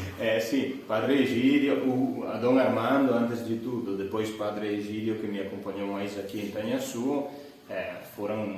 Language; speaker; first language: Portuguese; non-native, fluent; Italian